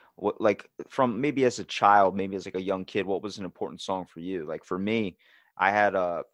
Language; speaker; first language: English; native; English